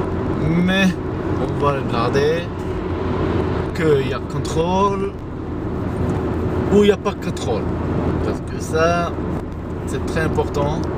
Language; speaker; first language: French; non-native, fluent; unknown